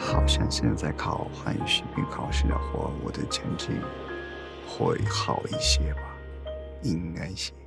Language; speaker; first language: Chinese; non-native, learner; Japanese